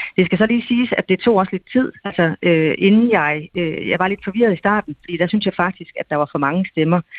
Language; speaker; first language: Danish; native; Danish